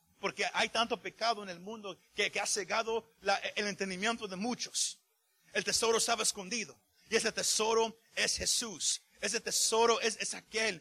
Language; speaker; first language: Spanish; early bilingual, heritage; Spanish